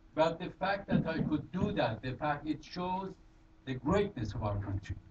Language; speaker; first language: English; non-native, fluent; Persian